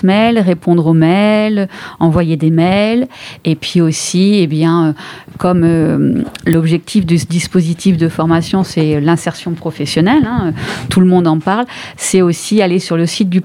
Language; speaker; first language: French; native; French